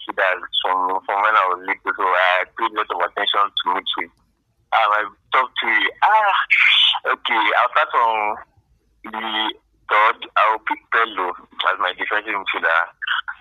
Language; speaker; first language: English; non-native, local second language; Yoruba